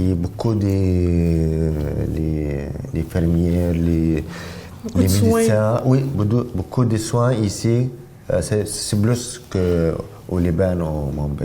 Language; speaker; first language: French; non-native, learner; Arabic